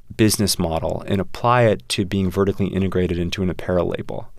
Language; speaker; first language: English; native; English